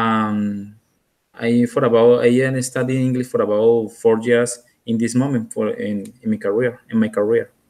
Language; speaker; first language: English; non-native, learner; Spanish